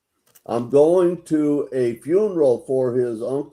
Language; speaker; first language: English; native; English